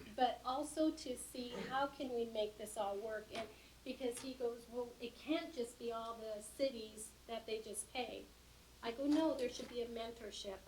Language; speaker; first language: English; native; English